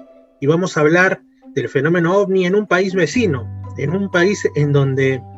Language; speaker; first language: Spanish; native; Spanish